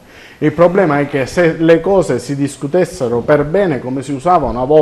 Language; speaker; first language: Italian; native; Italian